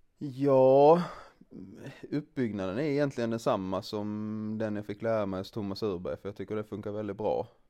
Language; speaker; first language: Swedish; native; Swedish